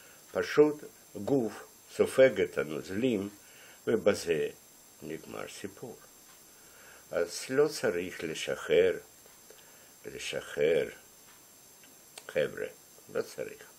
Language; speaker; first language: Hebrew; non-native, fluent; Russian